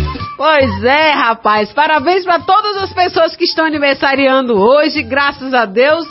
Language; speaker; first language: Portuguese; native; Portuguese